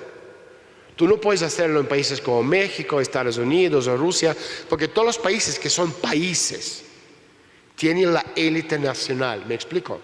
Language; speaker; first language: Spanish; non-native, fluent; Russian